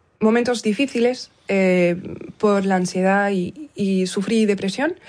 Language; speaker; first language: Spanish; early bilingual, heritage; Spanish